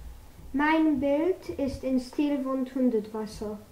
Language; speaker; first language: German; non-native, learner; English